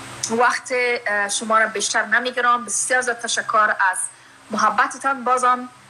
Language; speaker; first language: Persian; early bilingual, heritage; Persian